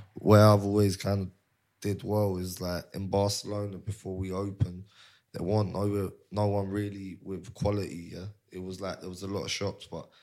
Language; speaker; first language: English; native; English